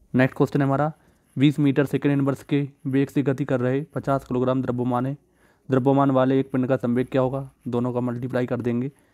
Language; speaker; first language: Hindi; native; Hindi